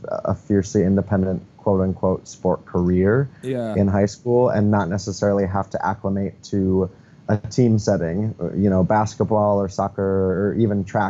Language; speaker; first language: English; native; English